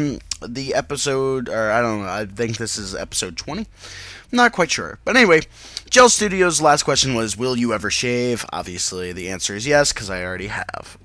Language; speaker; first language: English; native; English